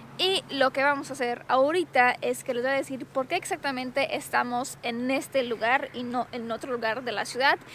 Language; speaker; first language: Spanish; non-native, fluent; Romanian